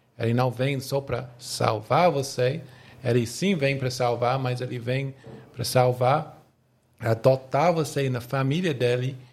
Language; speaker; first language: Portuguese; non-native, fluent; English